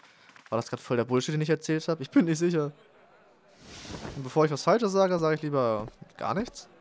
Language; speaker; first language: German; native; German